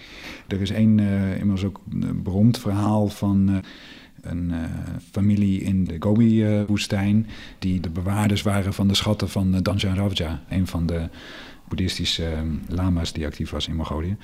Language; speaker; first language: Dutch; native; Dutch